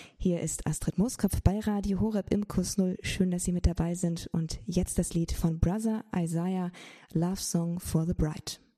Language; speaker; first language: German; native; German